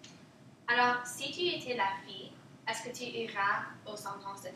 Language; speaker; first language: French; non-native, local second language; English